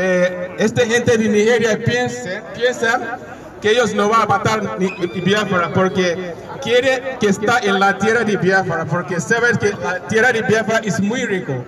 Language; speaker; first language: Spanish; non-native, learner; Igbo